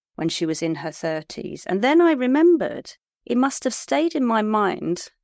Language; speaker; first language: English; native; English